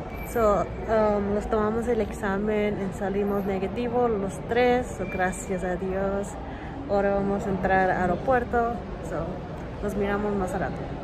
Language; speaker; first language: Spanish; early bilingual, heritage; Spanish